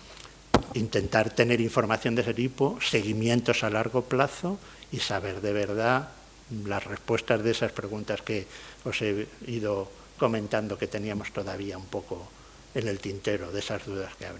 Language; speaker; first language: Spanish; native; Spanish